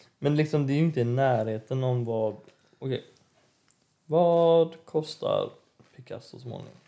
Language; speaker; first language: Swedish; native; Swedish